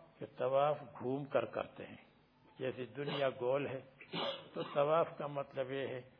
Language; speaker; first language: Urdu; native; Urdu